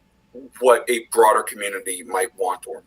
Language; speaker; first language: English; native; English